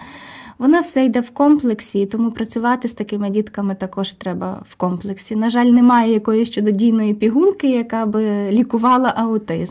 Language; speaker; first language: Ukrainian; native; Ukrainian